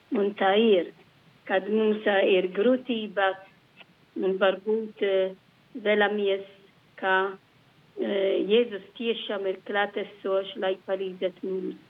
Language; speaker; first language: Latvian; non-native, learner; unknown